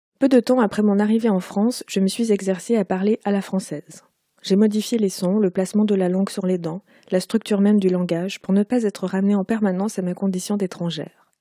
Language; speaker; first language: French; native; French